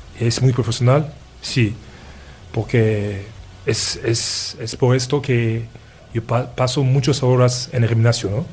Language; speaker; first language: Spanish; non-native, fluent; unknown